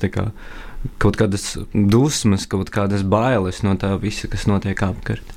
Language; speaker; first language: Latvian; non-native, local second language; Russian